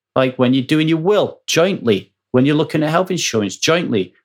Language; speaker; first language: English; native; English